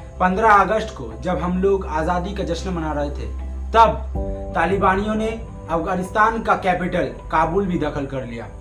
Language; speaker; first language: Hindi; non-native, local second language; Bangla